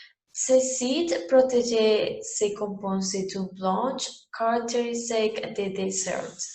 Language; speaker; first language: French; non-native, learner; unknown